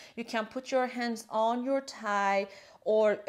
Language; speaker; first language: English; non-native, fluent; Persian